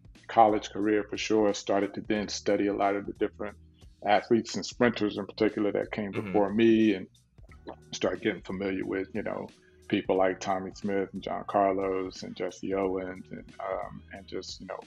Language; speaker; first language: English; native; English